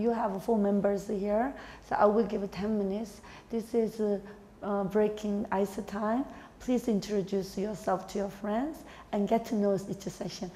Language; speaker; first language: English; non-native, fluent; Korean